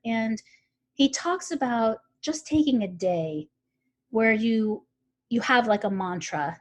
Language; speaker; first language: English; native; English